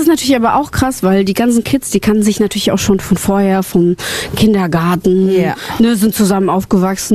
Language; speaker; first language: German; early bilingual, other home language; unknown